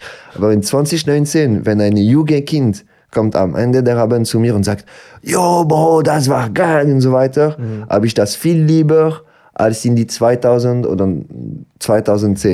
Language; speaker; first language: German; non-native, local second language; French